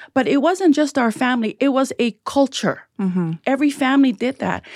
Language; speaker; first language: English; early bilingual, other home language; Tongan